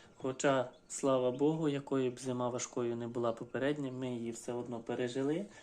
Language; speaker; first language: Ukrainian; non-native, local second language; Russian